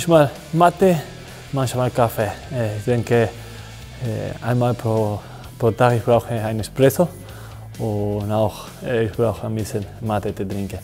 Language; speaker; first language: German; non-native, learner; Spanish